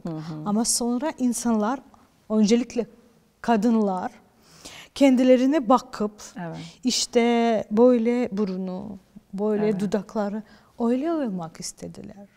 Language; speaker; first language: Turkish; non-native, fluent; Ukrainian